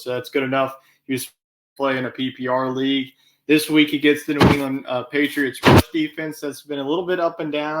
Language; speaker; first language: English; native; English